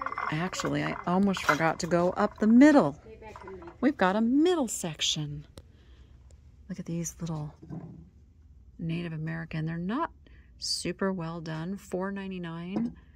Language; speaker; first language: English; native; English